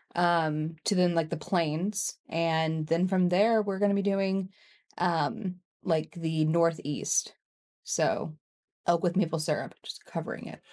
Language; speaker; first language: English; native; English